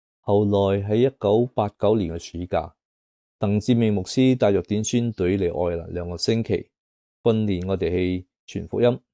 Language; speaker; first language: Cantonese; native; Cantonese